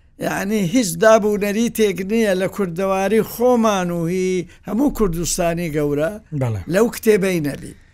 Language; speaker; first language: Central Kurdish; native; Central Kurdish